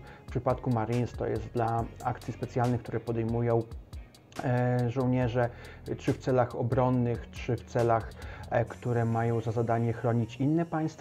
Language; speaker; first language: Polish; native; Polish